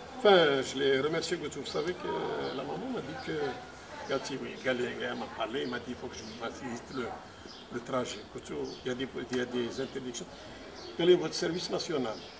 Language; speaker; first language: French; non-native, local second language; Arabic